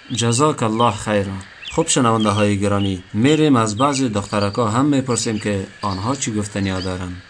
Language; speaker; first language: Persian; native; Persian